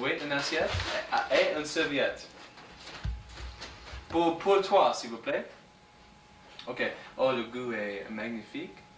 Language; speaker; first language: French; non-native, learner; English